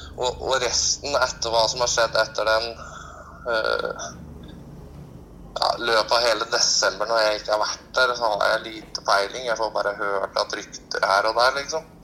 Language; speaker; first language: Norwegian; native; Norwegian